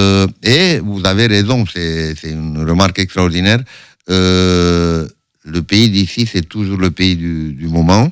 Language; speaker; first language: French; non-native, fluent; Romanian